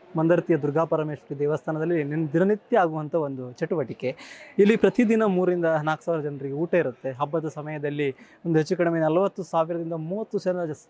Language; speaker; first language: Kannada; native; Kannada